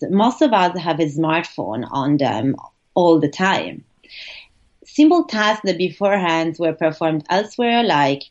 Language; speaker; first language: English; non-native, fluent; Italian